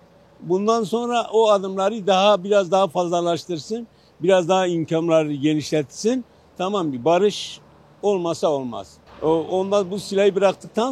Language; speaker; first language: Turkish; non-native, local second language; Kurdish